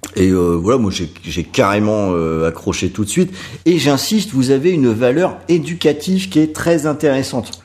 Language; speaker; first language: French; native; French